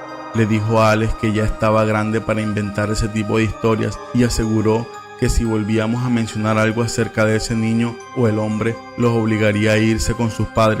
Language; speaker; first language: Spanish; native; Spanish